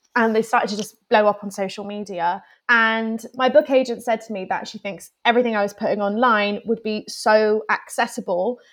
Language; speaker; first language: English; native; English